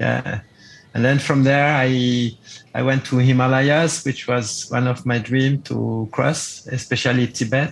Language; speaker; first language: English; non-native, fluent; French